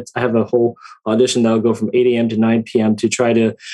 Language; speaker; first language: English; native; English